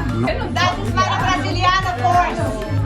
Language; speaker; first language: German; non-native, learner; Portuguese